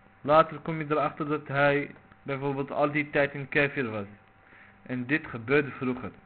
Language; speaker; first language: Dutch; non-native, local second language; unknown